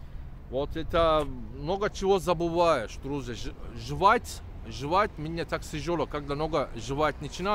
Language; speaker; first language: Russian; non-native, learner; Turkish